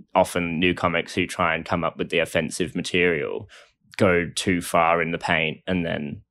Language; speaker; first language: English; native; English